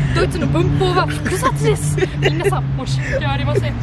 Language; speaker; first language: Japanese; non-native, fluent; German